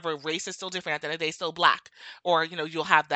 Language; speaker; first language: English; native; English